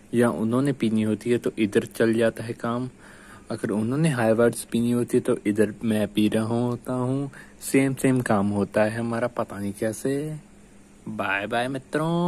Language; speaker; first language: Hindi; non-native, local second language; Punjabi